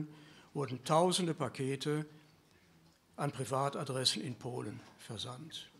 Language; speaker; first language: German; native; German